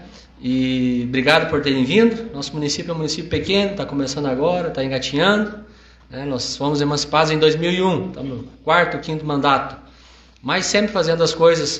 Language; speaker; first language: Portuguese; native; Portuguese